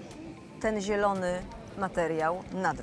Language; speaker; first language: Polish; native; Polish